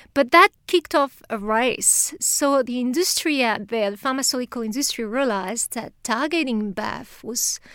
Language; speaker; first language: English; non-native, fluent; French